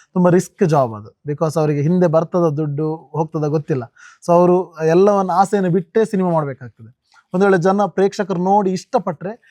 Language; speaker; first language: Kannada; non-native, local second language; Tulu